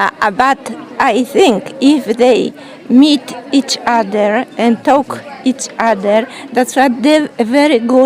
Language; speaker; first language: English; non-native, learner; Polish